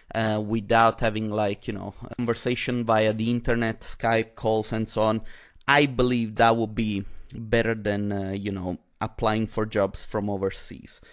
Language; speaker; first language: English; non-native, fluent; Italian